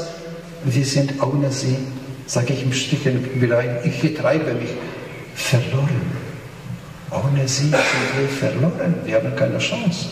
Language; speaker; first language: German; non-native, fluent; Polish